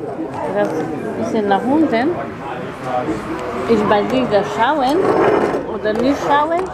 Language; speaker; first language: German; non-native, learner; Polish